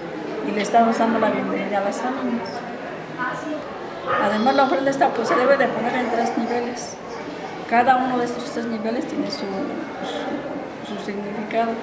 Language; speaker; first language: Spanish; native; Spanish